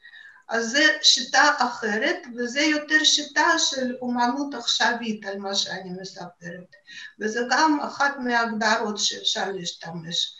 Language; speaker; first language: Hebrew; non-native, fluent; Russian